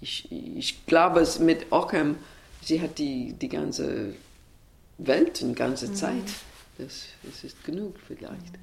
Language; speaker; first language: German; non-native, learner; English